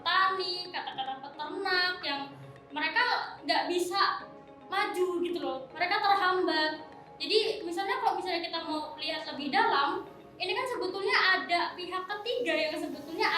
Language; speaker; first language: Indonesian; native; Indonesian